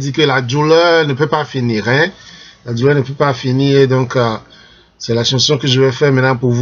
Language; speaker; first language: French; non-native, local second language; Ewe